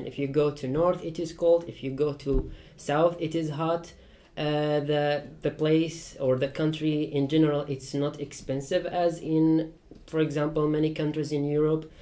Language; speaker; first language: English; non-native, fluent; Persian